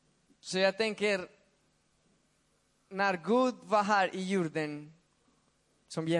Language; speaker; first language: Swedish; non-native, fluent; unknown